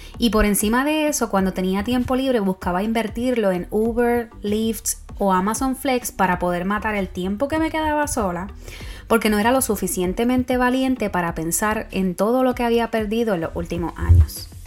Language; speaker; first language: Spanish; native; Spanish